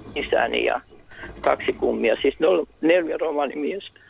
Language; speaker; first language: Finnish; native; Finnish